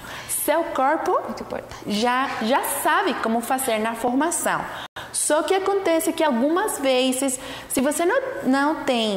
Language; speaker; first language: Portuguese; non-native, learner; Spanish